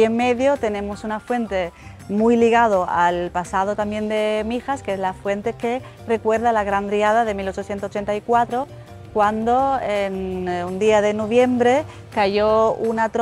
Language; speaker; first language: Spanish; native; Spanish